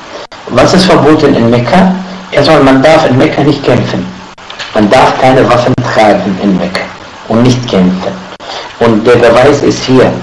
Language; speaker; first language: German; non-native, fluent; Arabic